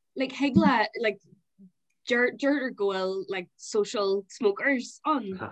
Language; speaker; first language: Irish; non-native, local second language; English